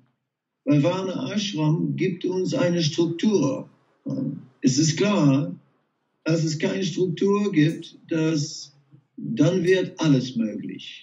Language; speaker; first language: German; non-native, fluent; Dutch